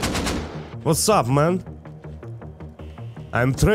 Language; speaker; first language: English; non-native, learner; Russian